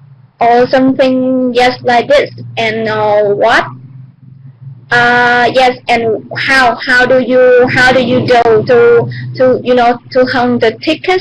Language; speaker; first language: English; non-native, learner; Vietnamese